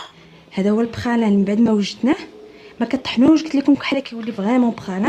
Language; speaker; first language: Arabic; native; Arabic